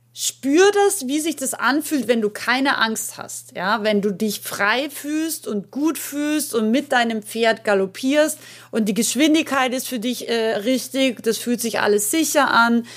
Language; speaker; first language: German; native; German